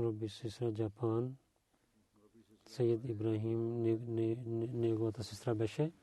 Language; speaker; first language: Bulgarian; non-native, learner; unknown